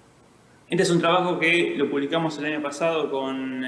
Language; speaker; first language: Spanish; native; Spanish